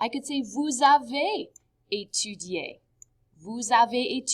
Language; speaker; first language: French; non-native, fluent; English